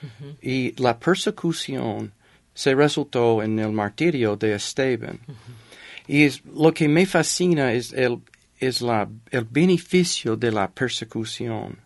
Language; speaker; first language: Spanish; non-native, fluent; English